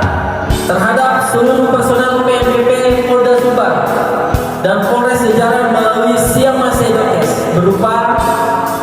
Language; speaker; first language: Indonesian; native; Indonesian